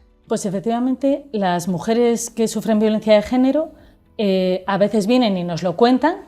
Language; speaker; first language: Spanish; native; Spanish